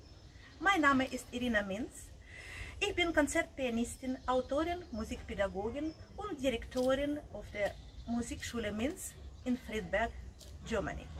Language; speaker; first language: German; non-native, fluent; Russian